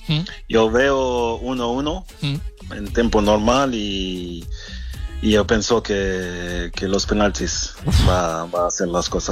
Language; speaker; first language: Spanish; non-native, learner; French